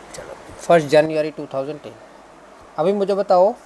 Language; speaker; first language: Hindi; non-native, local second language; Gujarati